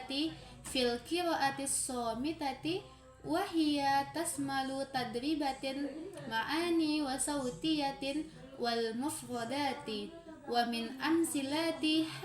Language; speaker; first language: Arabic; non-native, learner; Indonesian